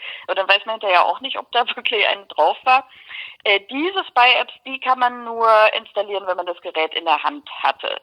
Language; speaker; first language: German; native; German